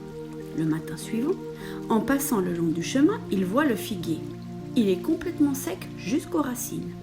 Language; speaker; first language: French; native; French